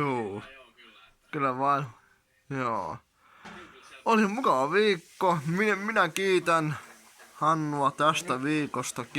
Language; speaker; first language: Finnish; non-native, learner; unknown